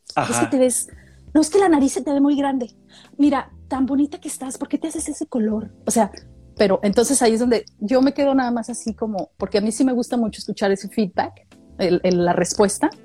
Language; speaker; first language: Spanish; native; Spanish